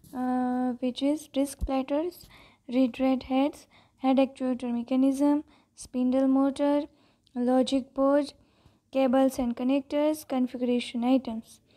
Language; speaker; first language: English; non-native, local second language; Gujarati